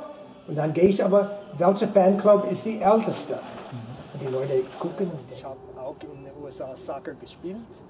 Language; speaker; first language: German; non-native, fluent; English